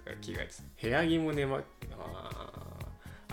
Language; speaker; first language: Japanese; native; Japanese